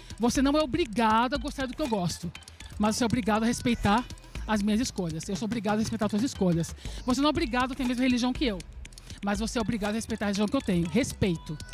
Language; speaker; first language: Portuguese; early bilingual, other home language; Serbian